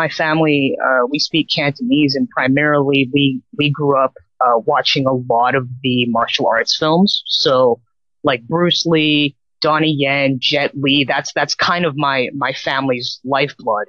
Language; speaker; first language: English; native; English